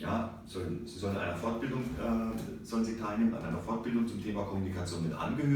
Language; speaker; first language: German; native; German